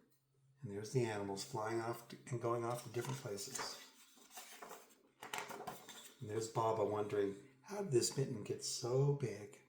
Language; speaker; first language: English; native; English